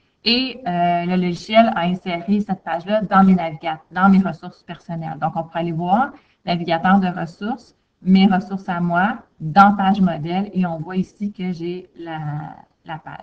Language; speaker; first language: French; native; French